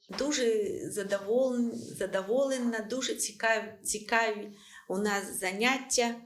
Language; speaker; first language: Ukrainian; non-native, local second language; Russian